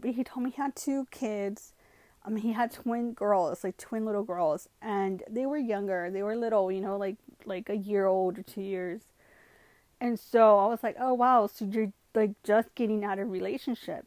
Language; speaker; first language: English; early bilingual, other home language; Spanish